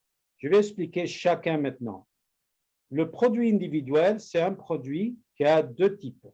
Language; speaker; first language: French; non-native, learner; Spanish